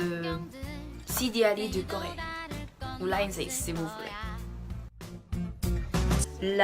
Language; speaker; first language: French; non-native, fluent; Korean